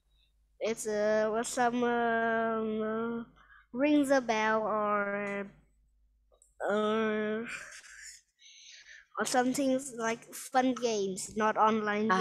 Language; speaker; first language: English; non-native, learner; Vietnamese